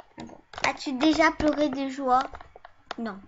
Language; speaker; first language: French; early bilingual, other home language; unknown